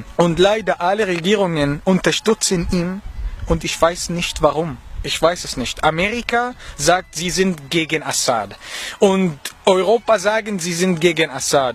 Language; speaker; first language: German; non-native, learner; Arabic